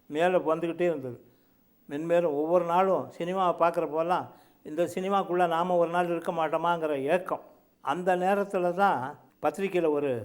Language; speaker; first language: Tamil; early bilingual, heritage; Tamil